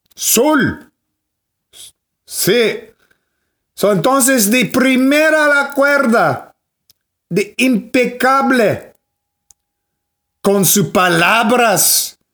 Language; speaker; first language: Spanish; non-native, learner; English